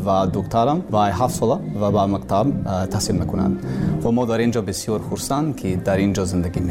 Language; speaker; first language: Persian; non-native, learner; English